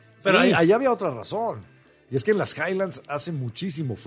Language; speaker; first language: Spanish; native; Spanish